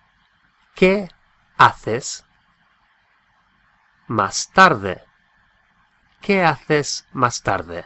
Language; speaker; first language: Spanish; non-native, fluent; English